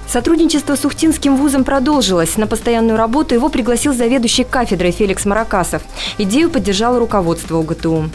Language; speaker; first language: Russian; native; Russian